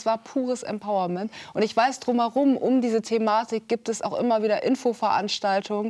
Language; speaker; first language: German; native; German